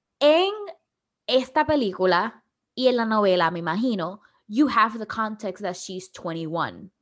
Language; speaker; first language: Spanish; early bilingual, heritage; Spanish